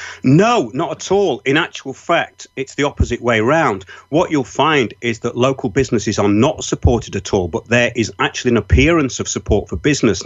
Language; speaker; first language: English; native; English